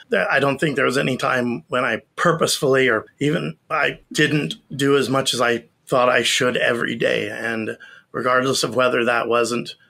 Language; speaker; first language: English; native; English